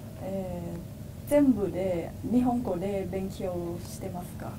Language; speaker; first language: Japanese; non-native, learner; Thai